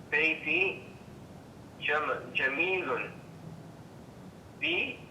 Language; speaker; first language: Arabic; non-native, learner; English